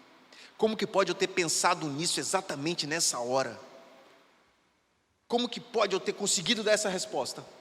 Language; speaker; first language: Portuguese; native; Portuguese